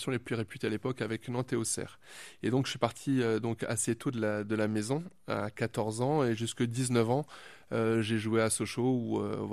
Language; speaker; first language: French; native; French